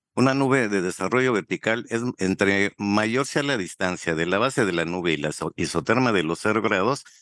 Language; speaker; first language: Spanish; native; Spanish